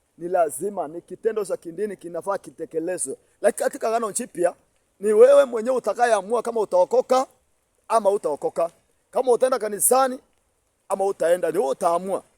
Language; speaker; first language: Swahili; non-native, local second language; Meru